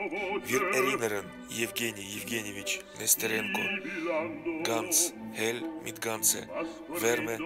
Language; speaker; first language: German; non-native, fluent; Russian